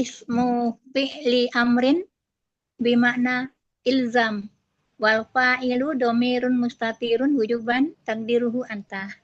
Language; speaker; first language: Arabic; non-native, learner; Indonesian